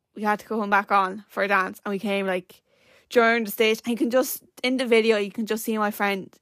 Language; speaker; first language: English; native; English